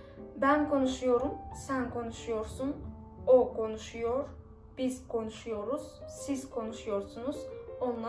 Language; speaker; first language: Turkish; non-native, fluent; Kazakh